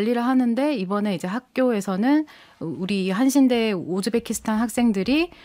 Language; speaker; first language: Korean; native; Korean